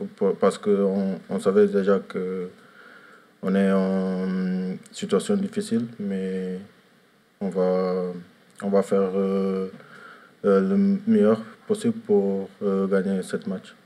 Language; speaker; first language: French; non-native, learner; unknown